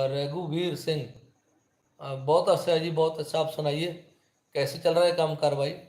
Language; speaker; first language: Hindi; native; Hindi